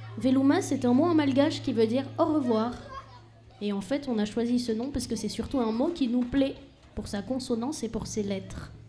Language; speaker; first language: French; native; French